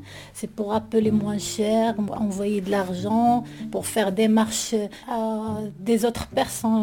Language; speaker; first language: French; non-native, learner; Arabic